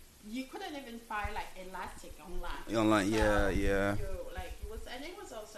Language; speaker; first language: English; non-native, fluent; French